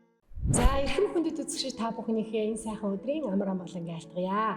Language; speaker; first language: Mongolian; native; Mongolian